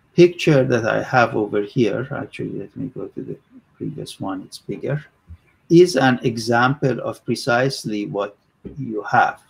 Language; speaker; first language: English; non-native, fluent; Persian